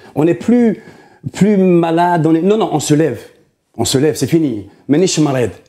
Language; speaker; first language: French; non-native, local second language; Arabic